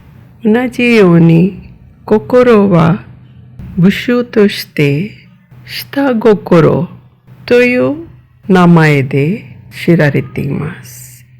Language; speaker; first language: Japanese; non-native, fluent; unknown